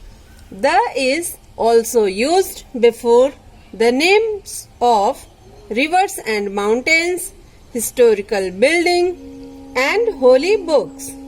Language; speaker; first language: English; non-native, local second language; Hindi